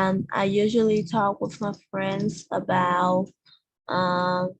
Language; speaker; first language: English; non-native, learner; Vietnamese